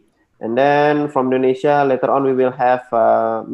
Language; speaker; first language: English; non-native, local second language; Indonesian